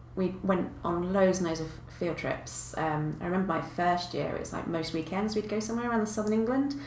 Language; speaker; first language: English; native; English